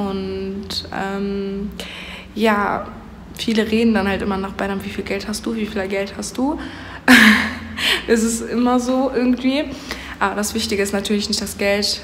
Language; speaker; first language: German; early bilingual, other home language; Turkish